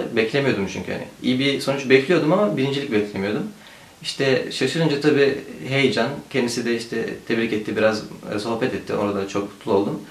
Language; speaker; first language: Turkish; early bilingual, heritage; Turkish